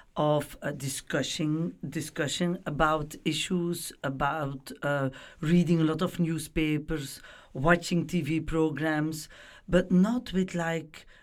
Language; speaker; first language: English; non-native, fluent; Dutch